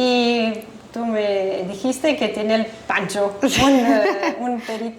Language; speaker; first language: Spanish; non-native, fluent; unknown